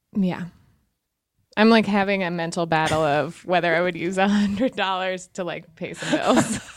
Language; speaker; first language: English; native; English